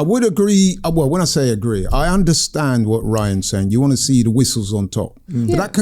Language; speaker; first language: English; native; English